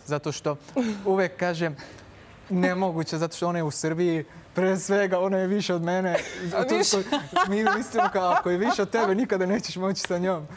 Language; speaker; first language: Serbian; non-native, fluent; Turkish